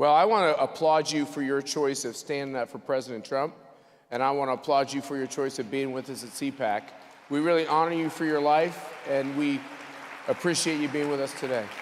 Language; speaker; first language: English; native; English